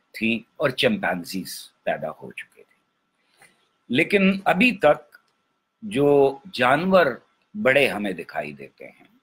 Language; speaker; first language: Hindi; native; Hindi